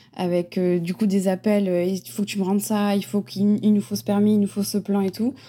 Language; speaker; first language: French; native; French